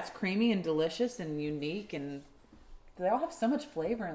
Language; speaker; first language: English; native; English